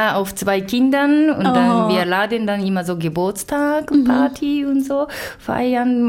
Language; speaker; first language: German; non-native, fluent; Japanese